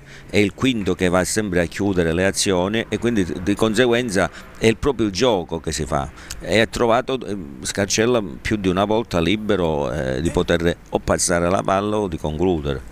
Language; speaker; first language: Italian; native; Italian